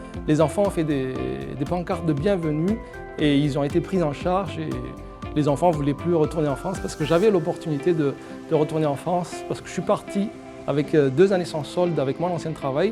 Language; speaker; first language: French; non-native, local second language; Malagasy